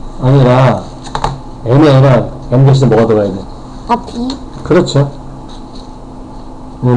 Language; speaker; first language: Korean; native; Korean